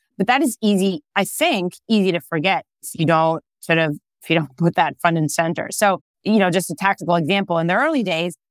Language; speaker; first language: English; non-native, fluent; Hebrew